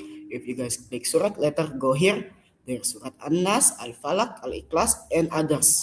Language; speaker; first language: English; non-native, learner; Indonesian